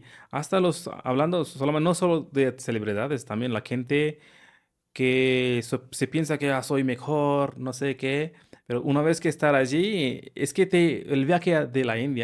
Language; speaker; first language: Spanish; non-native, learner; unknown